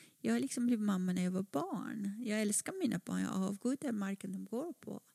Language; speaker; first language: Swedish; non-native, fluent; Persian